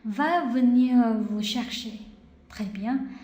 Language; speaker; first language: French; non-native, fluent; Chinese